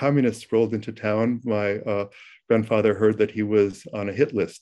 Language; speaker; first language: English; early bilingual, other home language; Ukrainian